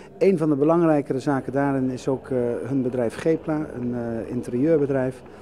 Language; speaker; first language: Dutch; native; Dutch